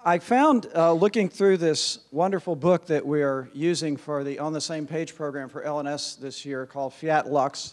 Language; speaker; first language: English; native; English